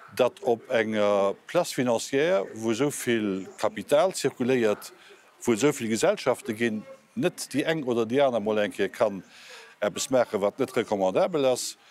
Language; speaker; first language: Luxembourgish; native; Luxembourgish